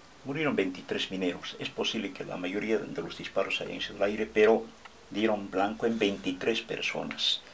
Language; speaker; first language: Spanish; native; Spanish